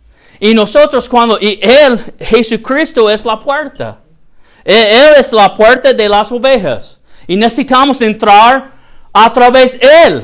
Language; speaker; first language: Spanish; non-native, learner; English